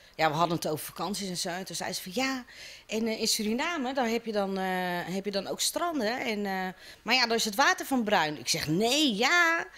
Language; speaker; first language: Dutch; early bilingual, other home language; Caribbean Hindustani